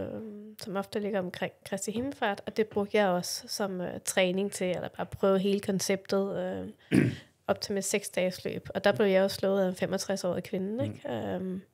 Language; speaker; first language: Danish; native; Danish